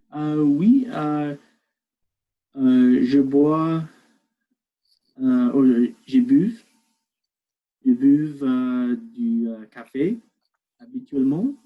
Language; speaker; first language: French; non-native, learner; English